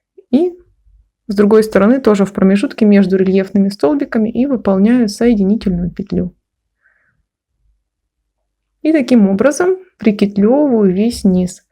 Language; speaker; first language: Russian; native; Russian